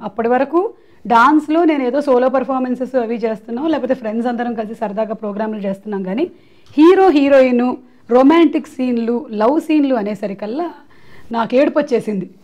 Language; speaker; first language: Telugu; non-native, local second language; Malayalam